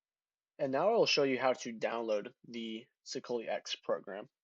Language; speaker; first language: English; native; English